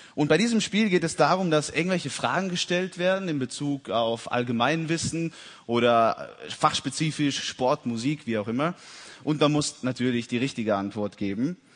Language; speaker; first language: German; early bilingual, heritage; German